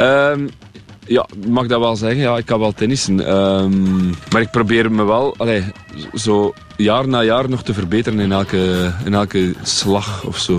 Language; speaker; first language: Dutch; native; Dutch